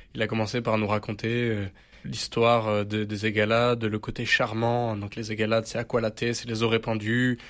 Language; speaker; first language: French; native; French